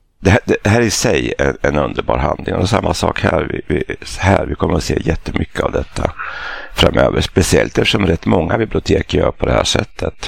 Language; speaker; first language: Swedish; native; Swedish